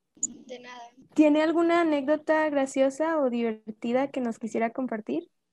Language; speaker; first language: Spanish; native; Spanish